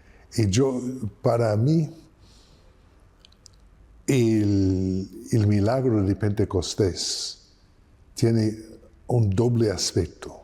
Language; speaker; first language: Spanish; non-native, fluent; English